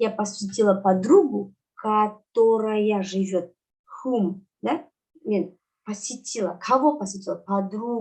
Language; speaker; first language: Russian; non-native, local second language; Kazakh